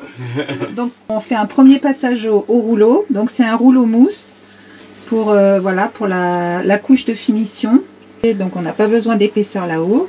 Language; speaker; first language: French; native; French